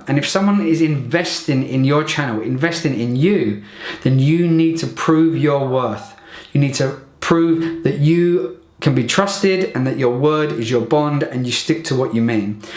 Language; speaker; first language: English; native; English